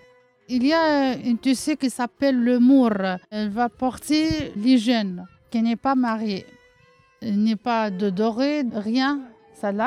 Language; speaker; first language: French; non-native, learner; Arabic